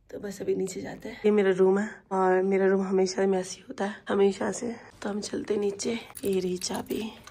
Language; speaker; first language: Urdu; non-native, local second language; Baluchi